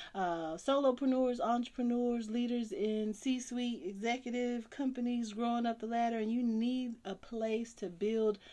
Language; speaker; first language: English; native; English